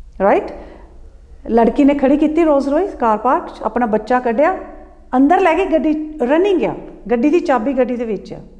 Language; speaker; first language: Punjabi; early bilingual, heritage; Punjabi